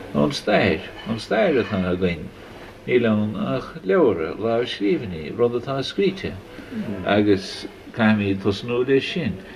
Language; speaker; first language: Irish; native; Irish